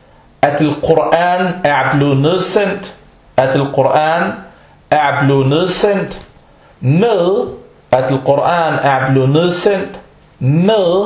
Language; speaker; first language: Danish; non-native, fluent; Arabic